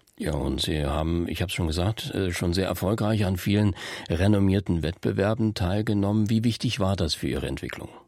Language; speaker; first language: German; native; German